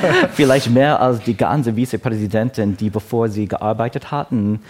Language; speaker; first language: German; non-native, learner; Wu Chinese